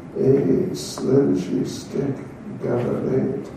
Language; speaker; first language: Russian; non-native, learner; English